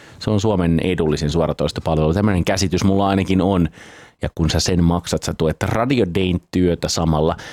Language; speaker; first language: Finnish; native; Finnish